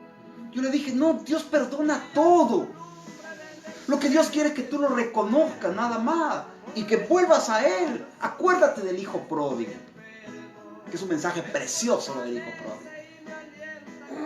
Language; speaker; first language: Spanish; native; Spanish